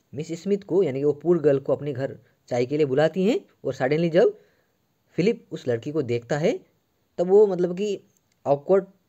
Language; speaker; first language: Hindi; non-native, local second language; Assamese